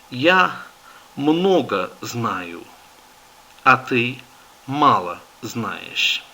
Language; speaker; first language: Russian; non-native, fluent; English